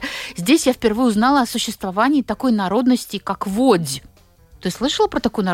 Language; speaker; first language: Russian; native; Russian